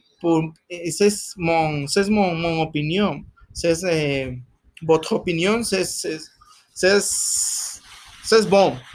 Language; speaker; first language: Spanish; non-native, learner; French